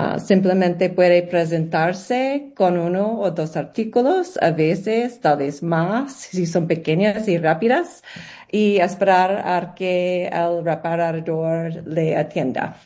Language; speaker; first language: Spanish; non-native, learner; English